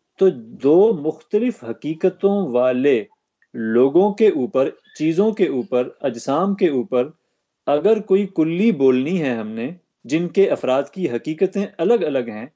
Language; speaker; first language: Urdu; native; Urdu